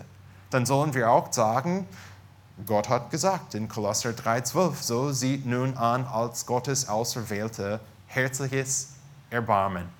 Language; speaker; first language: German; non-native, fluent; English